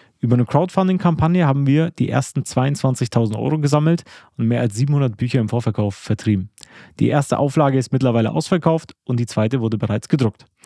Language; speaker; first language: German; early bilingual, other home language; Albanian